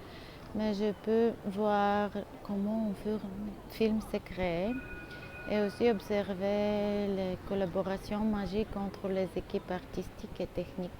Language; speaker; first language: French; non-native, learner; Bulgarian